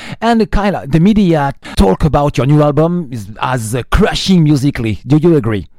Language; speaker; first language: English; non-native, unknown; French